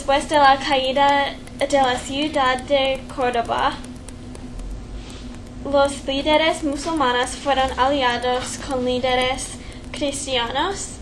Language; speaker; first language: Spanish; non-native, learner; English